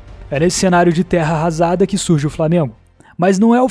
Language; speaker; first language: Portuguese; native; Portuguese